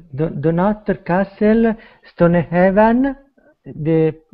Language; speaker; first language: English; non-native, learner; Italian